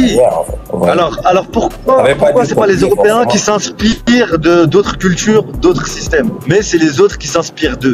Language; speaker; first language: French; early bilingual, other home language; Turkish